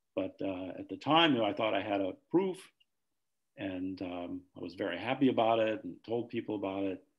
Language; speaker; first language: English; native; English